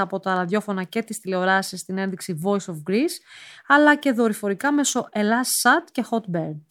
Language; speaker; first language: Greek; native; Greek